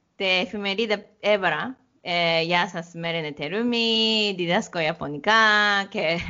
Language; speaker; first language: Greek; non-native, learner; Japanese